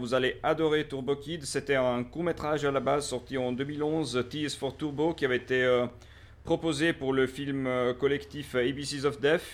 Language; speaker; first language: French; native; French